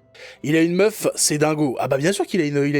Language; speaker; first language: French; native; French